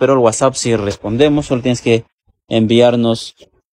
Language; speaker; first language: Spanish; native; Spanish